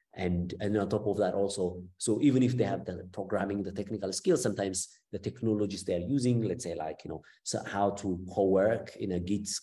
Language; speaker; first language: English; non-native, fluent; Amharic